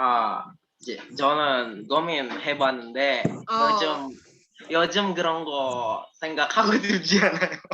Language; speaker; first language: Korean; non-native, learner; Indonesian